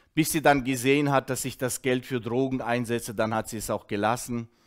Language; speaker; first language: German; early bilingual, heritage; Russian